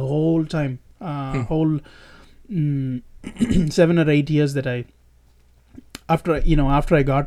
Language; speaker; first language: English; non-native, local second language; Tamil